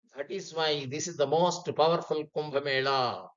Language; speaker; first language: English; non-native, local second language; Telugu